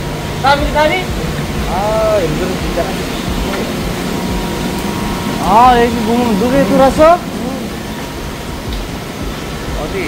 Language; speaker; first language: Korean; non-native, learner; Nepali